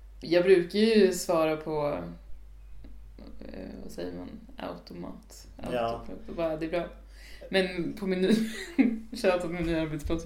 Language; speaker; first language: Swedish; native; Swedish